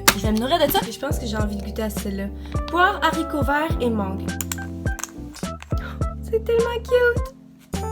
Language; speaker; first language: French; native; French